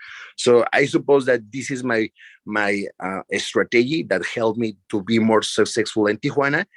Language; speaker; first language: English; non-native, learner; Spanish